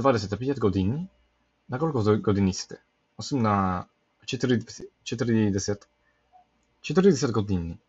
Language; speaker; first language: Bulgarian; non-native, learner; English